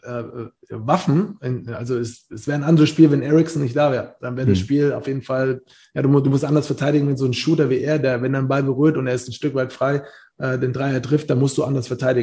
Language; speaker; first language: German; native; German